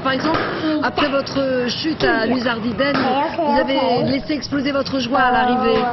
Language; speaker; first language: French; native; French